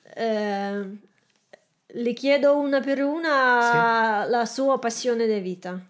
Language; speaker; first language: Italian; non-native, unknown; Russian